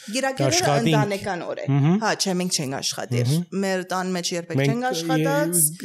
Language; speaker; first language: Armenian; early bilingual, heritage; Armenian